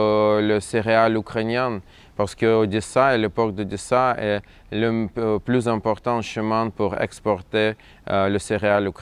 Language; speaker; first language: French; non-native, fluent; Russian